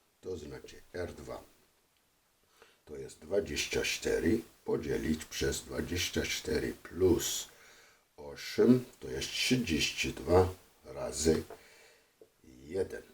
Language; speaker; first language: Polish; non-native, fluent; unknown